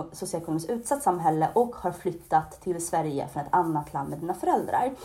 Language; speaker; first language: Swedish; early bilingual, other home language; Hungarian